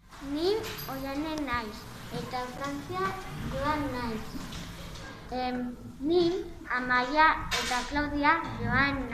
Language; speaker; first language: Basque; non-native, learner; Spanish